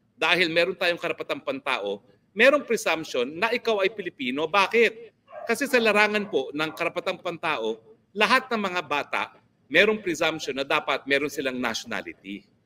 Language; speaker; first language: Filipino; native; Filipino